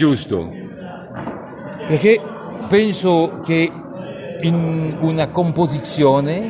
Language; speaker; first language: Italian; non-native, fluent; French